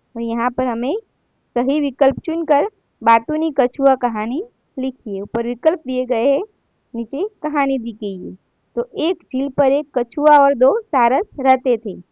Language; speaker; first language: Hindi; non-native, local second language; Gujarati